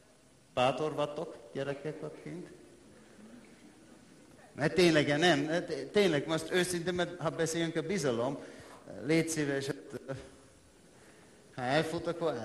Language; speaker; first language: Hungarian; non-native, learner; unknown